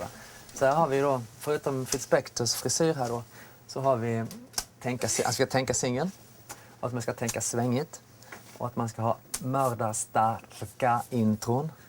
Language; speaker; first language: Swedish; native; Swedish